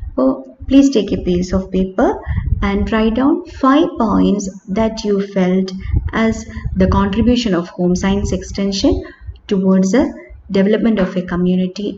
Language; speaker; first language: English; non-native, local second language; Malayalam